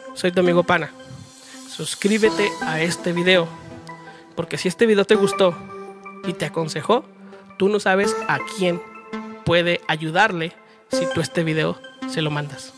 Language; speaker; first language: Spanish; native; Spanish